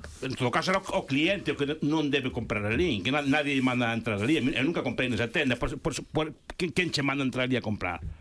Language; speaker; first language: Galician; non-native, local second language; Spanish